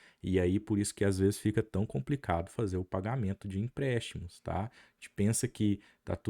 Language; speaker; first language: Portuguese; native; Portuguese